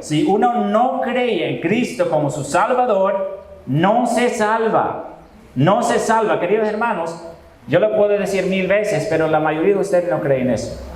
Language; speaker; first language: Spanish; non-native, fluent; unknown